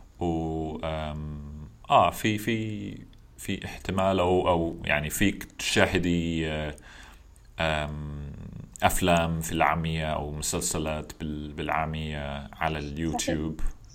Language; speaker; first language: Arabic; non-native, fluent; English